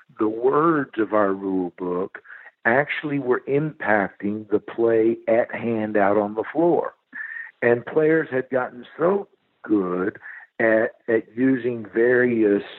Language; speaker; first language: English; native; English